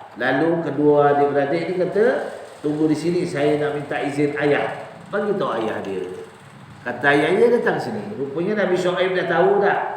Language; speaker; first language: Malay; native; Malay